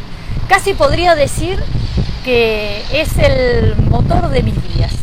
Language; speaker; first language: Spanish; native; Spanish